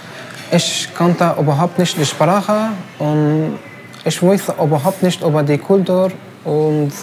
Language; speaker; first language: German; non-native, learner; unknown